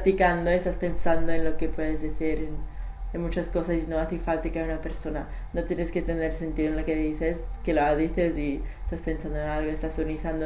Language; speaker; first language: Spanish; non-native, fluent; English